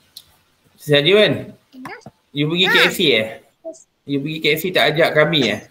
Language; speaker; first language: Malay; non-native, local second language; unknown